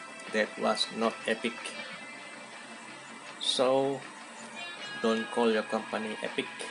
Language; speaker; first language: English; non-native, local second language; Malay